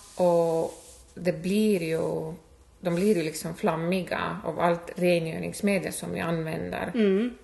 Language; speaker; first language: Swedish; non-native, fluent; Estonian